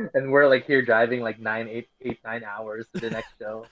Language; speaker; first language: English; non-native, local second language; Filipino